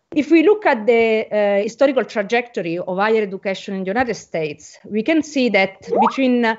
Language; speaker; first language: English; non-native, fluent; Italian